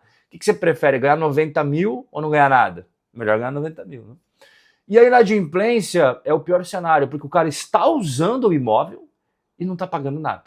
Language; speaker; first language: Portuguese; native; Portuguese